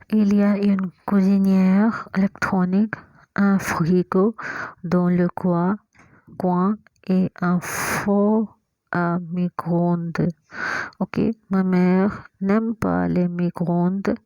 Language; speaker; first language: French; non-native, fluent; Hindi